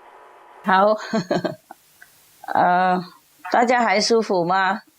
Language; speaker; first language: Chinese; non-native, fluent; Vietnamese